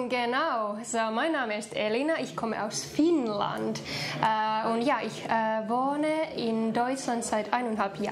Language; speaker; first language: German; non-native, fluent; Finnish